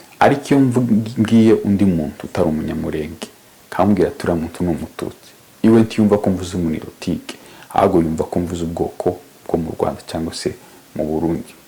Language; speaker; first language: Kinyarwanda; native; Kinyarwanda